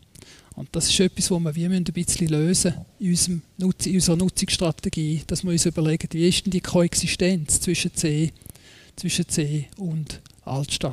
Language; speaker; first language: German; native; German